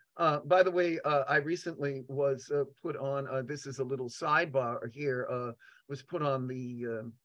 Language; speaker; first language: English; native; English